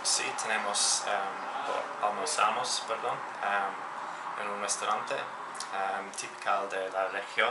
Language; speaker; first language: Spanish; non-native, learner; English